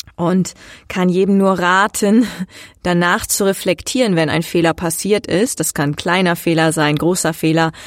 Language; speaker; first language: German; native; German